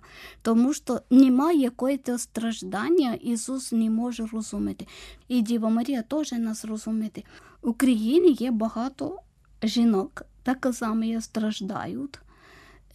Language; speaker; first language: Ukrainian; non-native, learner; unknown